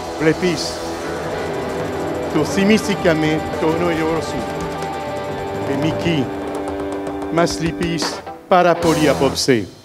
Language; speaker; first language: Greek; non-native, learner; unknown